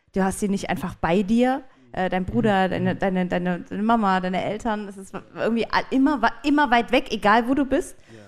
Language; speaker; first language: German; native; German